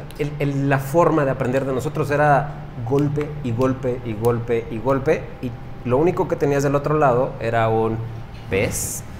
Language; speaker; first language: Spanish; native; Spanish